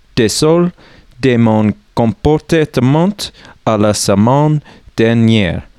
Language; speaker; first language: French; non-native, learner; English